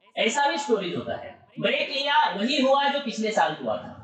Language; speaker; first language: Hindi; non-native, local second language; Marathi